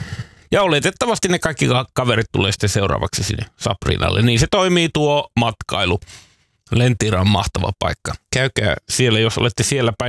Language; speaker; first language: Finnish; native; Finnish